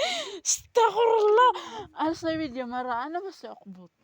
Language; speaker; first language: Arabic; non-native, learner; Filipino